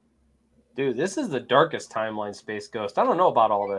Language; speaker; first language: English; native; English